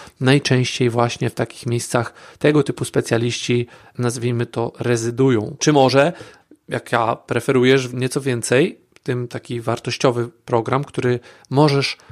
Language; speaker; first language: Polish; native; Polish